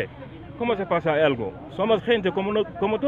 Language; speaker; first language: Spanish; non-native, learner; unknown